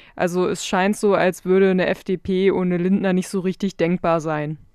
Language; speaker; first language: German; native; German